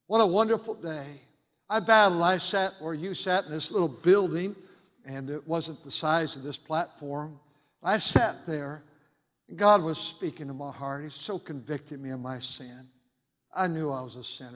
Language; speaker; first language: English; native; English